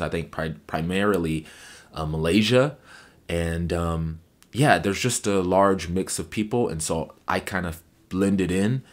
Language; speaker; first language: English; native; English